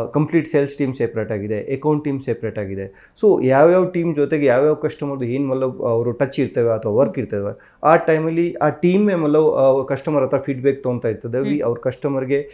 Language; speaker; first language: Kannada; non-native, fluent; Hindi